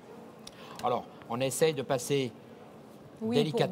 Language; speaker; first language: French; native; French